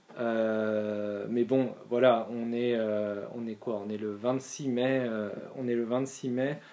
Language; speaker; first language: French; native; French